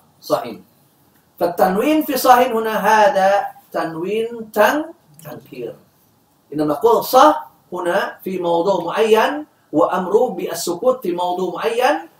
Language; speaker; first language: Arabic; non-native, fluent; Indonesian